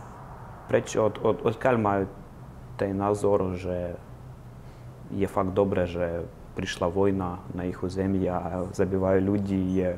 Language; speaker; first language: Slovak; non-native, fluent; Ukrainian